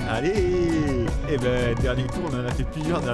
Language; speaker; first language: French; native; French